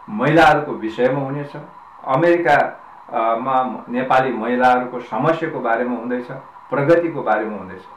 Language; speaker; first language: Nepali; non-native, local second language; Sherpa